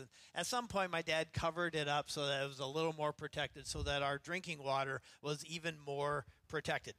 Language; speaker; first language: English; native; English